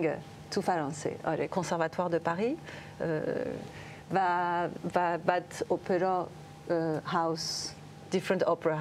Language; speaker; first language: Persian; early bilingual, heritage; French